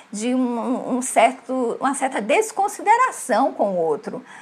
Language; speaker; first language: Portuguese; native; Portuguese